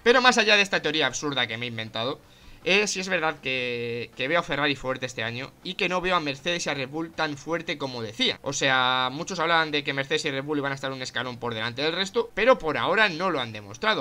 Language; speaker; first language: Spanish; native; Spanish